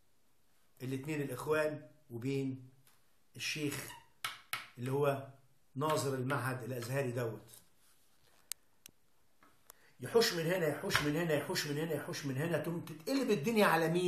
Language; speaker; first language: Arabic; native; Arabic